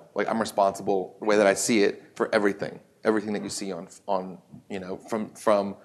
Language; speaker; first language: English; native; English